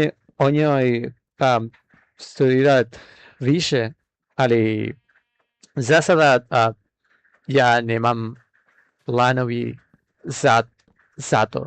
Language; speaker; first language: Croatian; non-native, learner; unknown